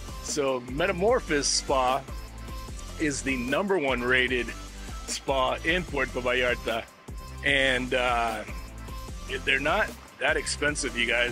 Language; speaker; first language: English; native; English